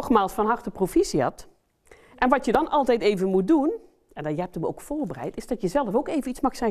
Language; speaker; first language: Dutch; native; Dutch